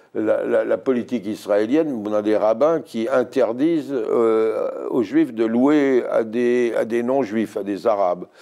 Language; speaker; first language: French; native; French